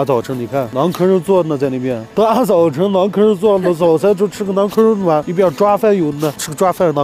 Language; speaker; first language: Chinese; non-native, local second language; Uyghur